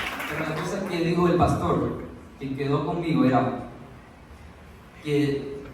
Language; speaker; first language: Spanish; early bilingual, heritage; Spanish